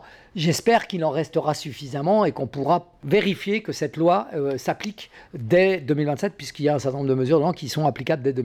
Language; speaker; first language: French; native; French